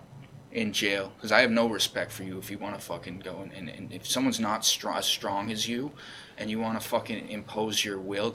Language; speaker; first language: English; native; English